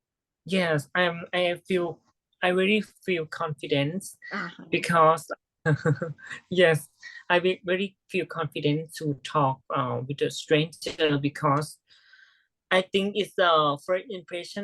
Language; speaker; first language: English; non-native, learner; Thai